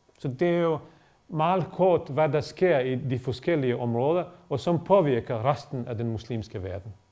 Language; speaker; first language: Danish; non-native, fluent; Bosnian